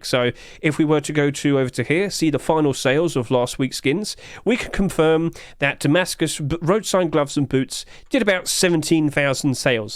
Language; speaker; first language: English; native; English